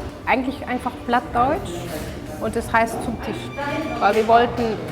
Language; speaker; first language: German; non-native, fluent; Dutch